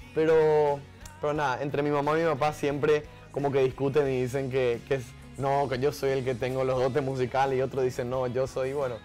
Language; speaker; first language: Spanish; native; Spanish